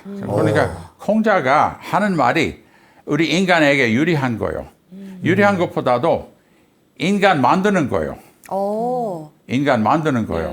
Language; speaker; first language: Korean; non-native, fluent; English